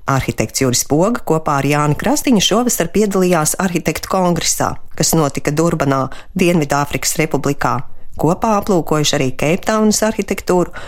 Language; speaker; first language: Latvian; native; Latvian